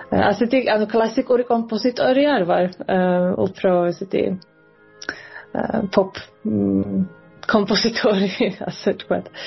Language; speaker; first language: Georgian; early bilingual, heritage; Georgian